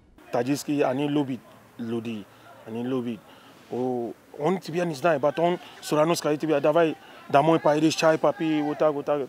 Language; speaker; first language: Russian; non-native, learner; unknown